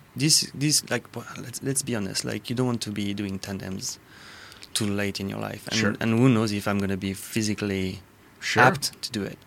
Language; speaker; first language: English; non-native, fluent; French